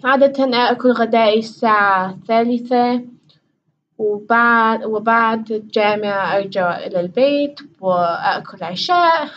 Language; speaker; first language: Arabic; non-native, learner; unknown